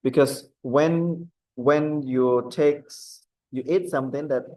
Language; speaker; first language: English; non-native, fluent; Khmer